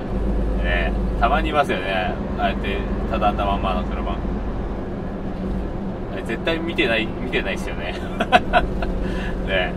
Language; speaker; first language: Japanese; native; Japanese